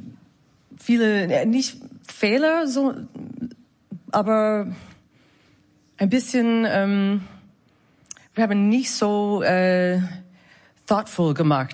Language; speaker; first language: German; non-native, fluent; English